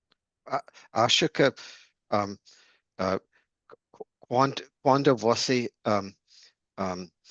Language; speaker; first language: Portuguese; non-native, learner; English